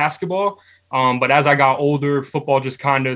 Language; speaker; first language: English; native; English